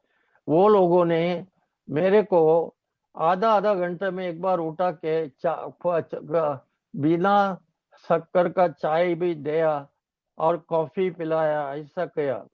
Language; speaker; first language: Hindi; non-native, local second language; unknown